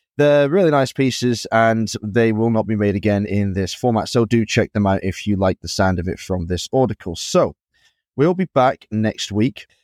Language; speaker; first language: English; native; English